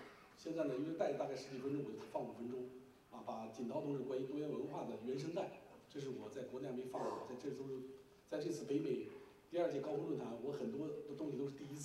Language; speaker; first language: Chinese; native; Chinese